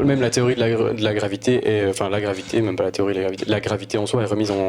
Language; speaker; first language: French; native; French